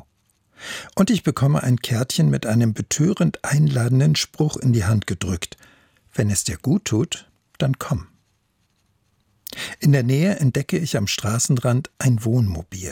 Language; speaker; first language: German; native; German